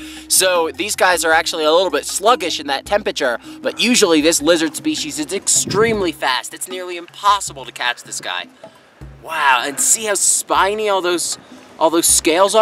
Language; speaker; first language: English; native; English